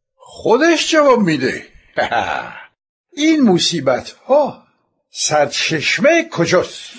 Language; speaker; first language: Persian; non-native, fluent; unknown